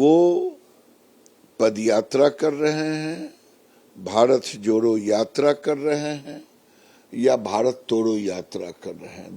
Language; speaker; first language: Hindi; native; Hindi